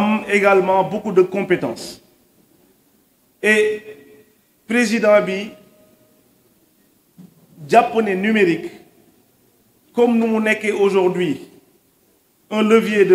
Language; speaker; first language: French; non-native, local second language; Wolof